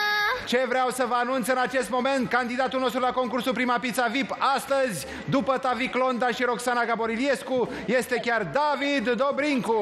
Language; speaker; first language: Romanian; native; Romanian